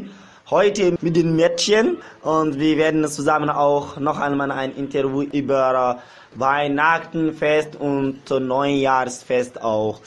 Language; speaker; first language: German; non-native, learner; Bambara